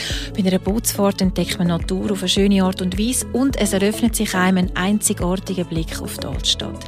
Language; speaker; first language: German; native; German